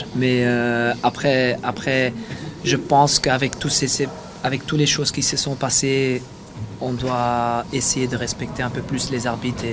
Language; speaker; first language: French; non-native, fluent; Dutch